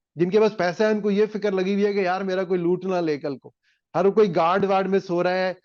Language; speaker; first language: Urdu; native; Urdu